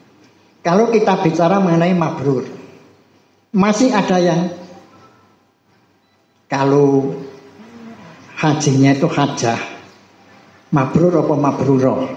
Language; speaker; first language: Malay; non-native, local second language; Javanese